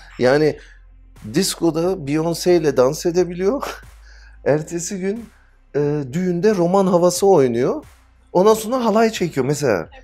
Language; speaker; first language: Turkish; early bilingual, heritage; Turkish